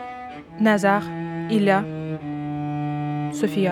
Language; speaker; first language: French; non-native, fluent; Ukrainian